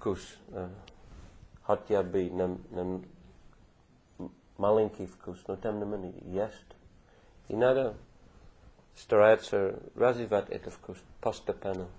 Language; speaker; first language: Russian; non-native, fluent; English